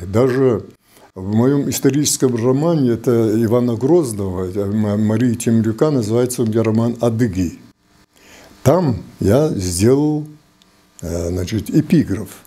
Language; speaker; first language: Russian; non-native, local second language; Adyghe